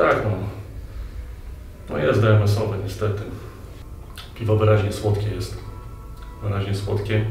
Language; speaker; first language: Polish; native; Polish